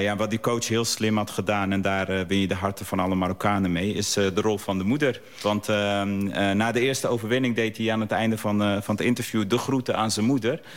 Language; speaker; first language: Dutch; early bilingual, other home language; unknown